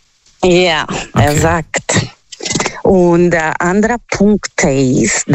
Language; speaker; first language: German; non-native, learner; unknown